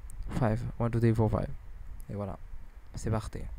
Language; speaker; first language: French; non-native, learner; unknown